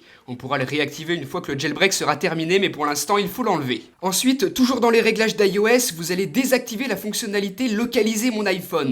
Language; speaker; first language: French; native; French